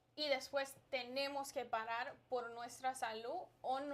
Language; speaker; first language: Spanish; early bilingual, other home language; English